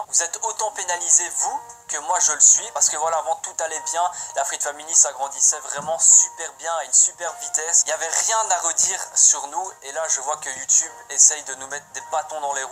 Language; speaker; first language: French; native; French